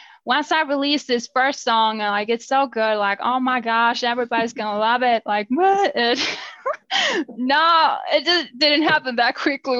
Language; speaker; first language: English; non-native, fluent; Finnish